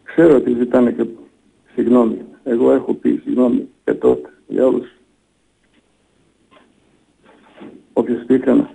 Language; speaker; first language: Greek; non-native, fluent; Bosnian